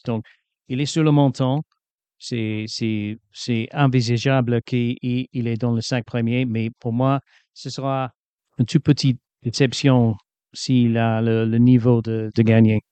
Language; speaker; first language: French; non-native, fluent; English